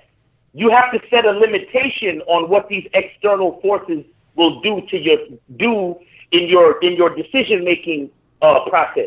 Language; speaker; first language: English; native; English